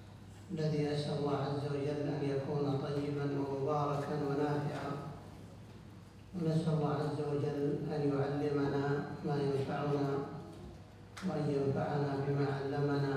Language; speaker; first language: Arabic; native; Arabic